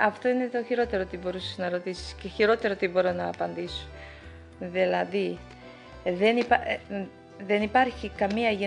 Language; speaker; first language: Greek; non-native, fluent; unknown